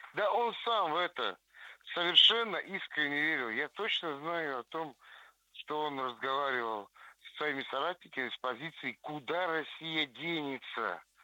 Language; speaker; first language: Russian; non-native, local second language; Armenian